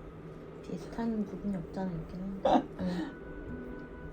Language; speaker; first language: Korean; native; Korean